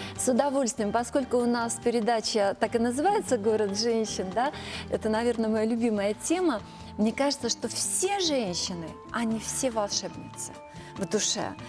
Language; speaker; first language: Russian; native; Russian